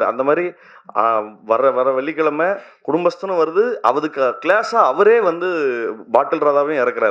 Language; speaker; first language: Tamil; native; Tamil